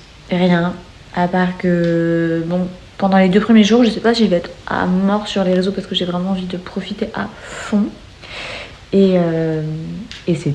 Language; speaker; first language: French; native; French